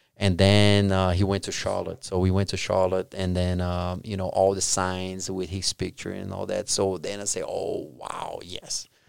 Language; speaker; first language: English; non-native, fluent; Portuguese